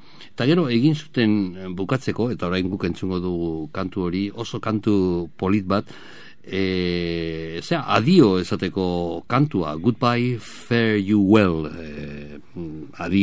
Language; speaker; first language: Basque; native; Basque